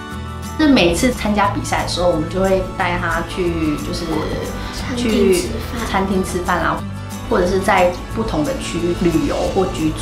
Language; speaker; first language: Chinese; native; Chinese